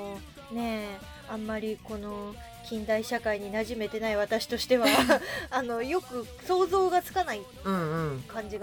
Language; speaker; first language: Japanese; native; Japanese